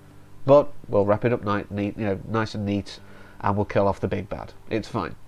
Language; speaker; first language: English; native; English